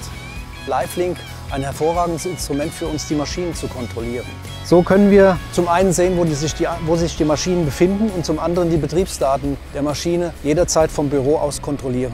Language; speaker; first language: German; native; German